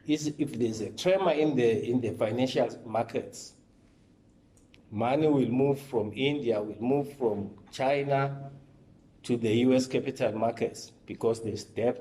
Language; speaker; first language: English; non-native, local second language; Swati